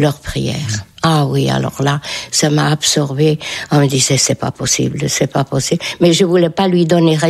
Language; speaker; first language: French; non-native, fluent; Hungarian